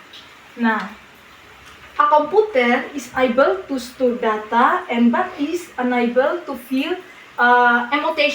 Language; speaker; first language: English; non-native, learner; Indonesian